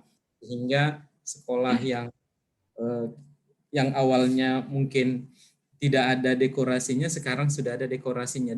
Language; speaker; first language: Indonesian; native; Indonesian